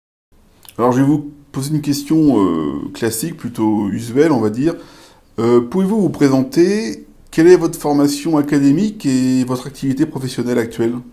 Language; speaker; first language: French; native; French